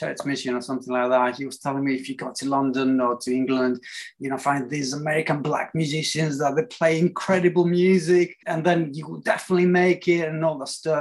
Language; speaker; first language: English; non-native, fluent; Greek